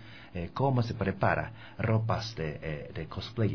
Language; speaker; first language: Spanish; non-native, learner; Japanese